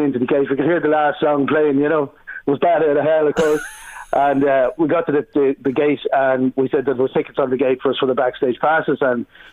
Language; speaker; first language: English; native; English